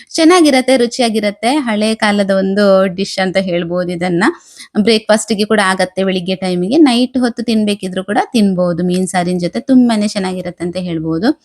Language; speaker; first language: Kannada; non-native, local second language; Tulu